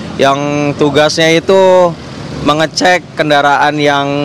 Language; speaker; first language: Indonesian; native; Indonesian